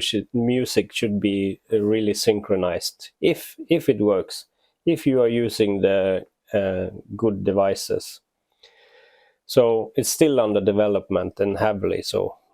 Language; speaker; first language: English; non-native, fluent; Norwegian